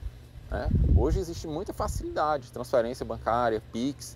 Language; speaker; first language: Portuguese; native; Portuguese